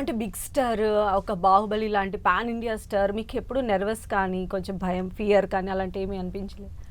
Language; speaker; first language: Telugu; native; Telugu